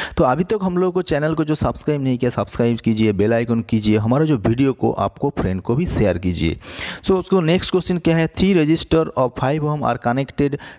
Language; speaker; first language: Hindi; non-native, local second language; Bangla